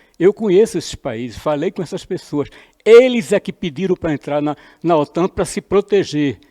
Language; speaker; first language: Portuguese; native; Portuguese